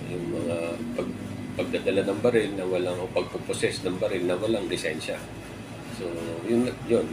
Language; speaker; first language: Filipino; native; Filipino